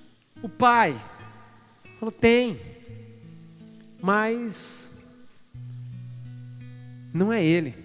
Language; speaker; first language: Portuguese; native; Portuguese